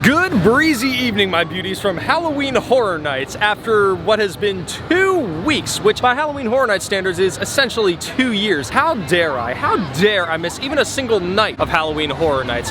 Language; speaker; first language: English; native; English